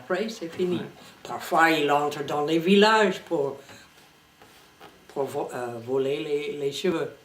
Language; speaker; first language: French; non-native, fluent; English